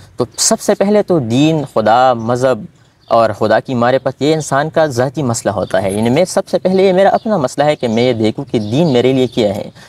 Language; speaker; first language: Urdu; non-native, local second language; Pashto